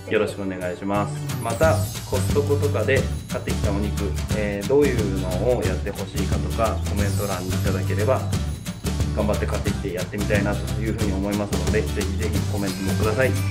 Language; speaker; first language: Japanese; native; Japanese